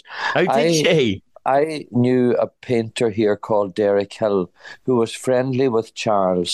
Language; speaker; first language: English; native; English